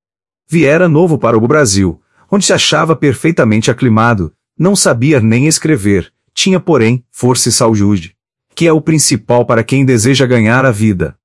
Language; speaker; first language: Portuguese; native; Portuguese